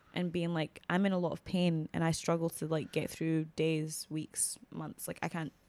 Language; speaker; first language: English; native; English